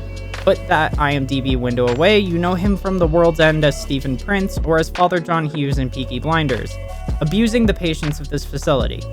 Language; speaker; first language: English; native; English